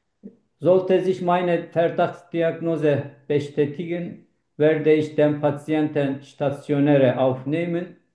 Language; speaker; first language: German; non-native, learner; Turkish